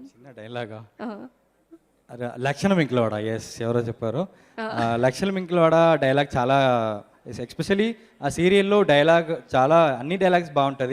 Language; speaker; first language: Telugu; non-native, learner; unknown